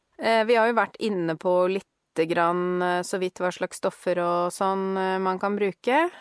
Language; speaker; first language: Norwegian; native; Norwegian